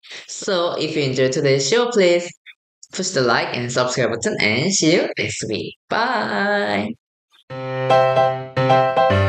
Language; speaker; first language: English; non-native, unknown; Korean